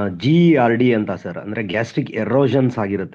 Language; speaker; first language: Kannada; native; Kannada